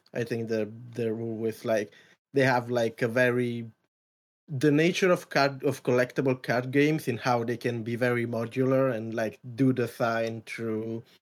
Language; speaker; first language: English; non-native, fluent; Italian